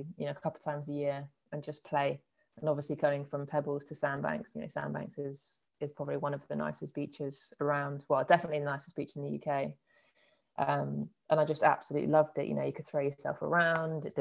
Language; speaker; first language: English; native; English